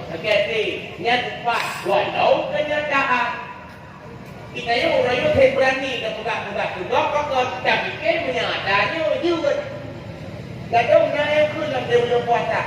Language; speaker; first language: Malay; non-native, local second language; Achinese